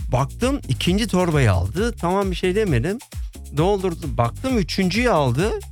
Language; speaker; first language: Turkish; native; Turkish